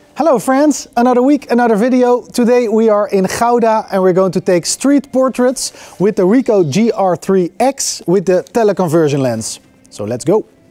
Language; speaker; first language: English; non-native, fluent; Dutch